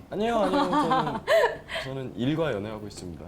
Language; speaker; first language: Korean; native; Korean